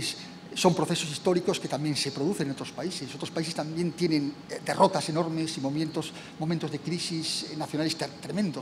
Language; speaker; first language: Spanish; native; Spanish